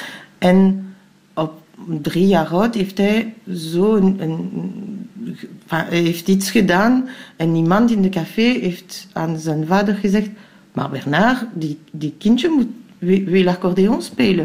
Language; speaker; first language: Dutch; non-native, local second language; French